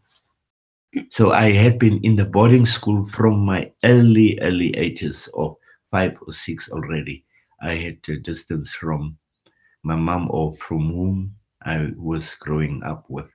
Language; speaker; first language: English; non-native, local second language; Afrikaans